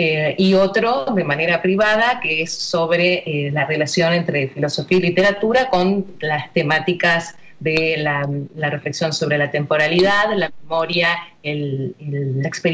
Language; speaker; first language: Spanish; native; Spanish